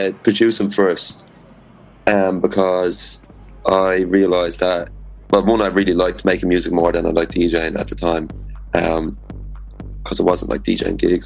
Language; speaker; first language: English; native; English